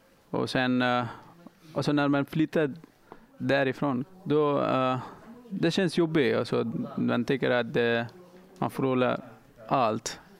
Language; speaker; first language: Swedish; non-native, fluent; Persian